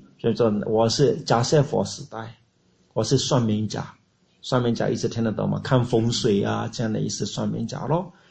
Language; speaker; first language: Chinese; non-native, learner; Burmese